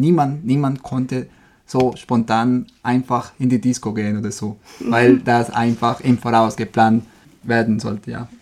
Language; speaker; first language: German; non-native, fluent; Spanish